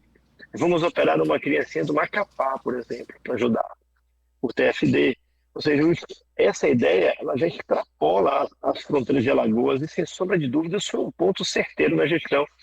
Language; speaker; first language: Portuguese; native; Portuguese